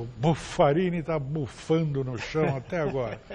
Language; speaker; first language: Portuguese; native; Portuguese